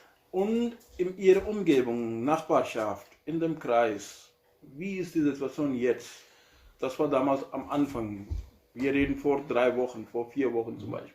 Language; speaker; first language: German; non-native, learner; Urdu